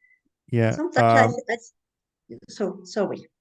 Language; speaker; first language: English; non-native, learner; French